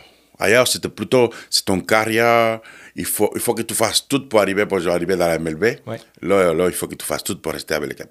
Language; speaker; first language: French; non-native, fluent; Spanish